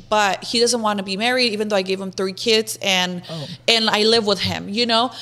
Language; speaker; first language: English; non-native, fluent; Spanish